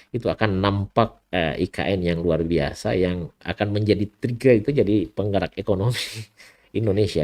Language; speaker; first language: Indonesian; native; Indonesian